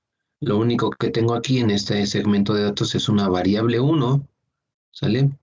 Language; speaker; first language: Spanish; native; Spanish